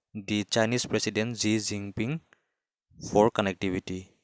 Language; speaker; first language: English; non-native, local second language; Assamese